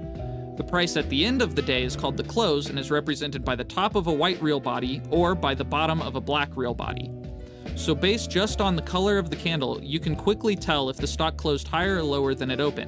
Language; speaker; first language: English; native; English